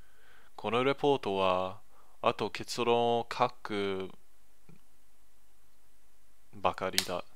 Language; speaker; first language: Japanese; non-native, learner; English